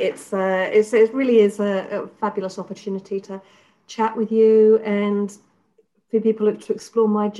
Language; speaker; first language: English; native; English